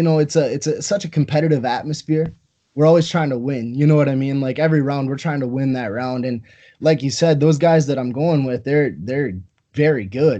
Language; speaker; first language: English; native; English